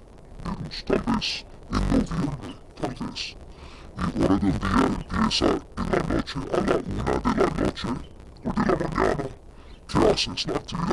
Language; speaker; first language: Spanish; non-native, fluent; English